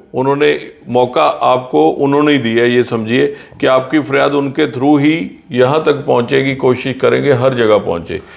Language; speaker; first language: Hindi; non-native, local second language; Punjabi